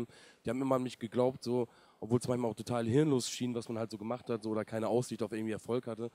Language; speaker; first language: German; native; German